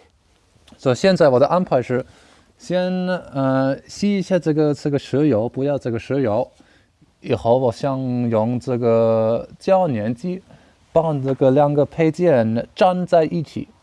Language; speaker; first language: Chinese; non-native, learner; German